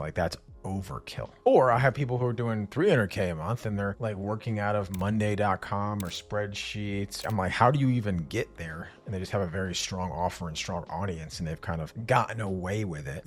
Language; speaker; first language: English; native; English